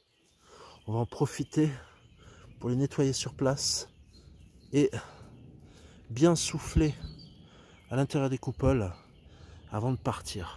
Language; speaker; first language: French; native; French